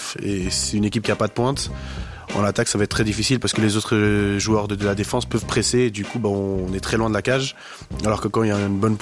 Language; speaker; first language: French; native; French